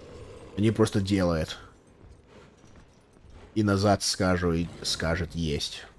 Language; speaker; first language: Russian; non-native, learner; English